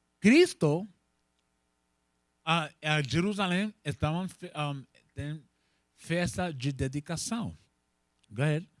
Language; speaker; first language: Portuguese; non-native, learner; Spanish